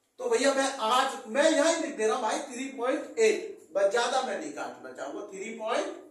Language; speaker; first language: Hindi; native; Hindi